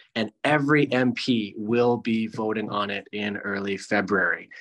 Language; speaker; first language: English; native; English